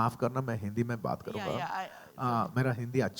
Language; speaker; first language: Hindi; non-native, local second language; Telugu